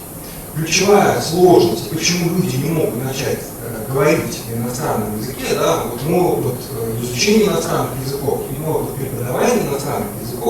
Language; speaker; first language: Russian; native; Russian